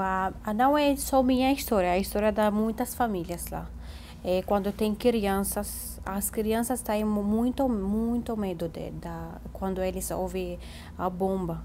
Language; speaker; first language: Portuguese; non-native, learner; Arabic